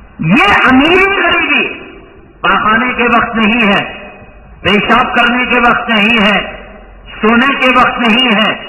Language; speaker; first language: Urdu; native; Urdu